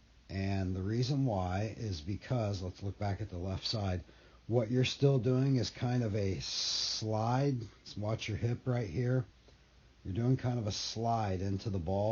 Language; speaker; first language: English; native; English